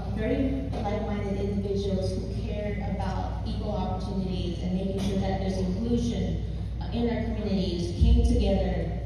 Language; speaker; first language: English; native; English